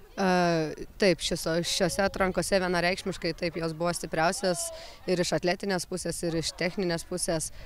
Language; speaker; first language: Lithuanian; native; Lithuanian